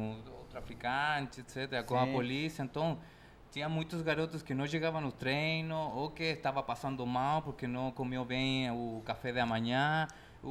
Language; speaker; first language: Portuguese; non-native, fluent; Spanish